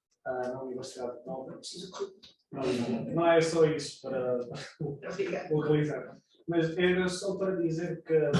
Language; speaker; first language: Portuguese; non-native, fluent; Catalan